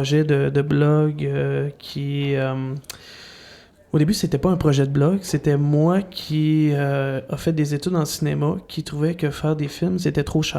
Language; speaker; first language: French; native; French